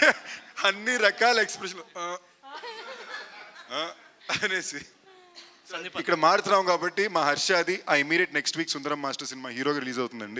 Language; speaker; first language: Telugu; native; Telugu